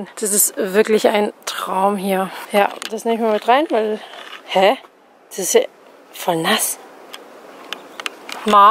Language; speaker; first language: German; native; German